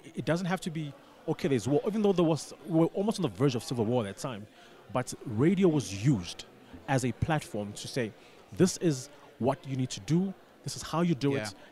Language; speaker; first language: English; non-native, local second language; Xhosa